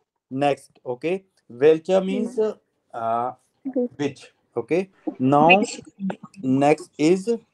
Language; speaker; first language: English; non-native, local second language; Hindi